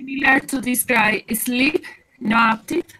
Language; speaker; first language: English; non-native, learner; Spanish